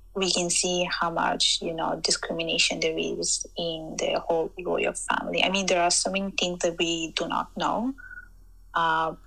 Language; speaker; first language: English; early bilingual, heritage; Italian